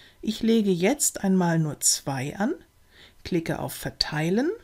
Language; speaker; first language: German; native; German